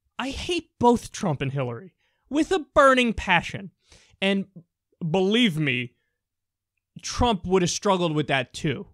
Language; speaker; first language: English; native; English